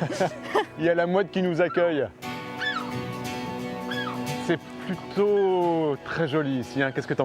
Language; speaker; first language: French; native; French